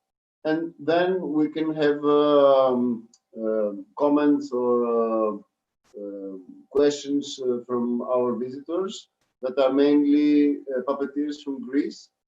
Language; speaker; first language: English; non-native, fluent; Greek